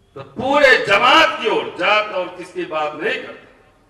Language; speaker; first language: Hindi; native; Hindi